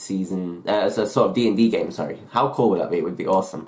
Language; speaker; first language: English; native; English